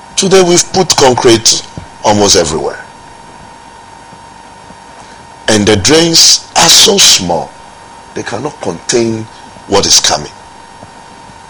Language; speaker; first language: English; non-native, local second language; Ga